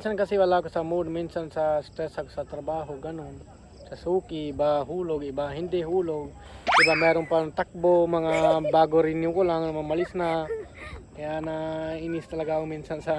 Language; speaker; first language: Filipino; non-native, learner; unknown